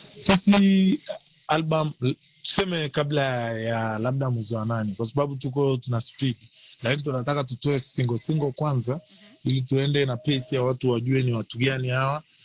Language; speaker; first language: Swahili; native; Swahili